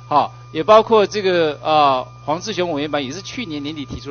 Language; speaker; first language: Chinese; native; Chinese